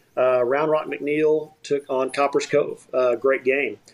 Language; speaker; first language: English; native; English